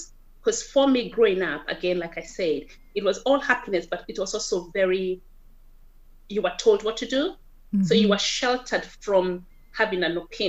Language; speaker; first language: English; non-native, local second language; Kikuyu